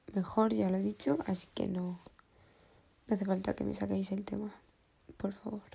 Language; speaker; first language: Spanish; native; Spanish